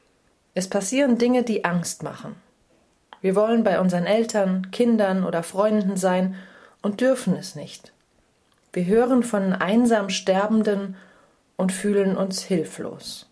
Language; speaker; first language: German; native; German